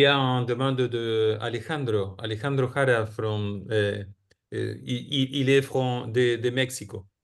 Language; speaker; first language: French; non-native, fluent; Spanish